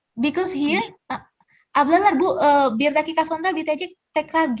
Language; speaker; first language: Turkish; non-native, learner; Indonesian